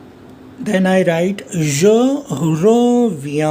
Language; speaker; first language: French; non-native, fluent; Hindi